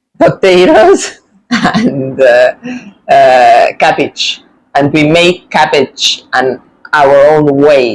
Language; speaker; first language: English; non-native, fluent; Estonian